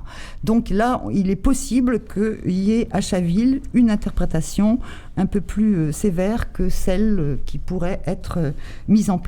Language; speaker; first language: French; native; French